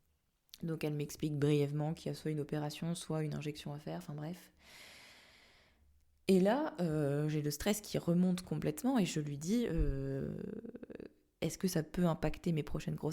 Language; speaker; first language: French; native; French